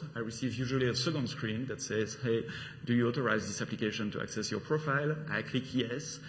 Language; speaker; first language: English; non-native, fluent; French